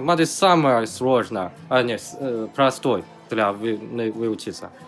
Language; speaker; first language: Russian; non-native, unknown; Chinese